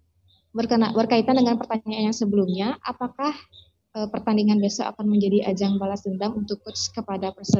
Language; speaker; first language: Indonesian; native; Indonesian